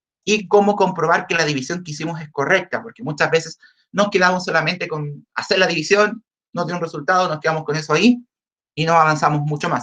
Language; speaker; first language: Spanish; native; Spanish